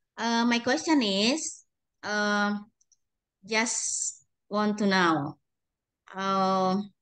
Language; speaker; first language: English; non-native, learner; Indonesian